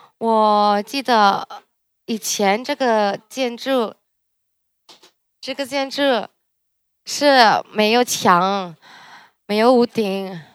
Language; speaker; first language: Chinese; early bilingual, heritage; Chinese